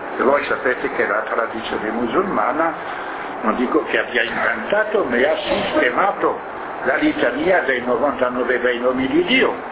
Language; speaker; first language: Italian; non-native, fluent; Arabic